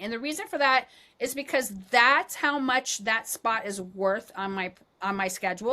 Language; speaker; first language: English; native; English